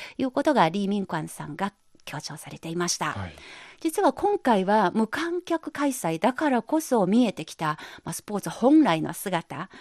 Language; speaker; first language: Japanese; non-native, fluent; Chinese